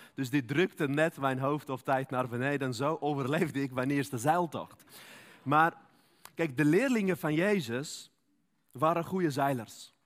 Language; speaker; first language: Dutch; non-native, fluent; Armenian